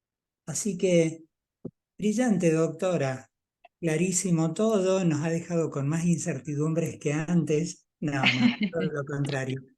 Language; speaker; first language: Spanish; native; Spanish